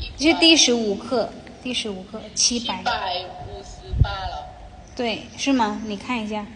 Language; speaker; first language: Chinese; non-native, fluent; Thai